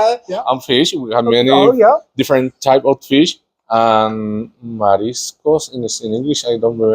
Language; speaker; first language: English; non-native, learner; Spanish